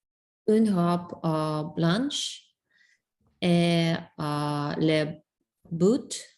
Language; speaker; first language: French; non-native, learner; English